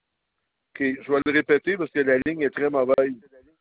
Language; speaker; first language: French; native; French